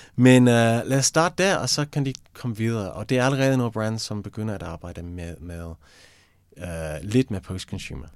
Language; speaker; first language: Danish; non-native, fluent; English